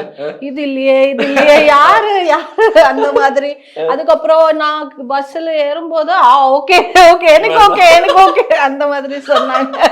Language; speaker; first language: Tamil; non-native, learner; Malayalam